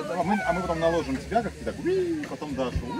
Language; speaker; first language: Russian; native; Russian